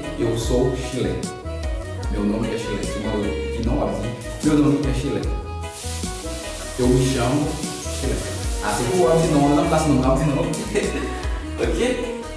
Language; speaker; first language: Portuguese; non-native, learner; Haitian Creole